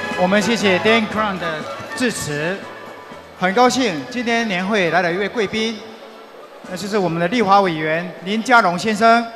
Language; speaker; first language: Chinese; native; Chinese